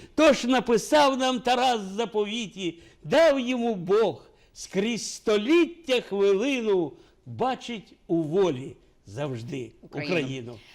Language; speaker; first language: Ukrainian; non-native, local second language; Russian